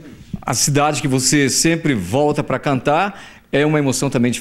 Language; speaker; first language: Portuguese; native; Portuguese